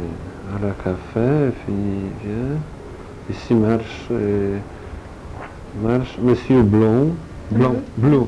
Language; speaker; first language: French; non-native, learner; Polish